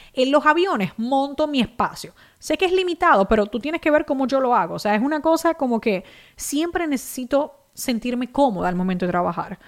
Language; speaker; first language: Spanish; native; Spanish